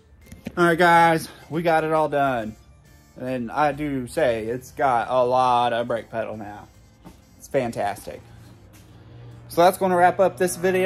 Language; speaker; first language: English; native; English